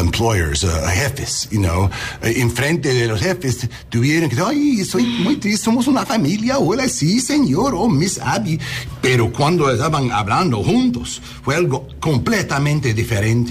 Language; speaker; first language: Spanish; non-native, learner; English